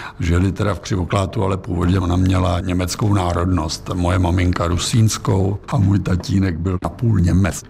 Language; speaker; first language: Czech; native; Czech